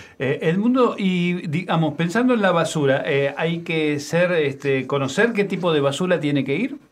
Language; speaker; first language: Spanish; native; Spanish